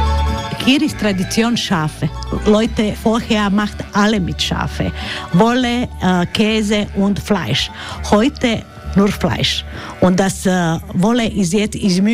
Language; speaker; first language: German; non-native, learner; Croatian